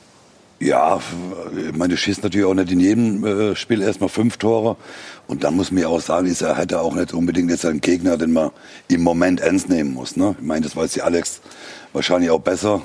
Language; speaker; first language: German; native; German